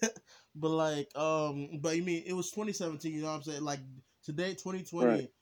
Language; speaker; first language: English; early bilingual, other home language; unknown